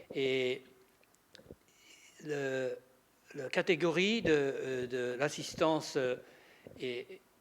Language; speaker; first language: French; non-native, learner; Japanese